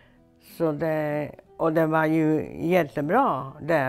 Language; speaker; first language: Swedish; non-native, fluent; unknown